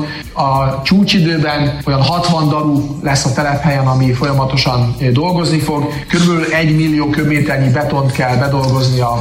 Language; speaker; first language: Hungarian; native; Hungarian